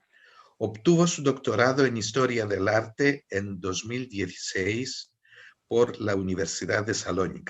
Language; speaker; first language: Spanish; non-native, fluent; Greek